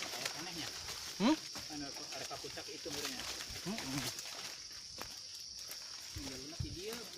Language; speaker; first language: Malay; non-native, local second language; Sundanese